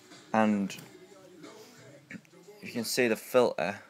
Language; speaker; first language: English; native; English